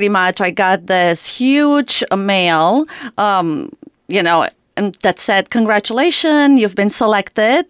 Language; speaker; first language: English; non-native, fluent; Romanian